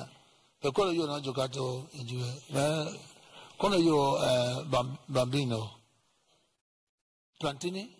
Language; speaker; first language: Italian; non-native, learner; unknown